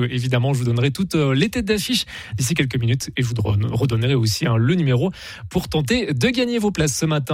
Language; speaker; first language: French; native; French